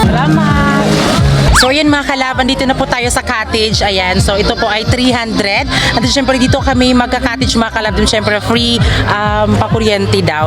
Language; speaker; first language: Filipino; non-native, local second language; Cebuano